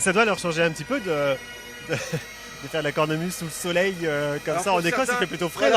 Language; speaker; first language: French; native; French